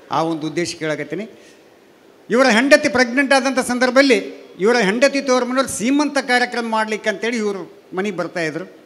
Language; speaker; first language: Kannada; native; Kannada